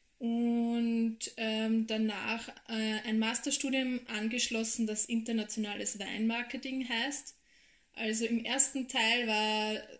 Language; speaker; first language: German; native; German